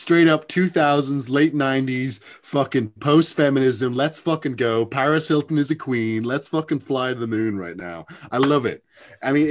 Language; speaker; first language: English; native; English